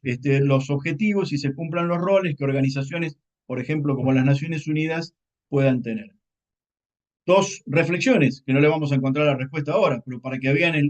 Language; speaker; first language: Spanish; native; Spanish